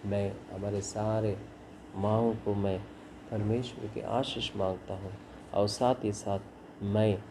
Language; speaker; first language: Hindi; non-native, local second language; Kannada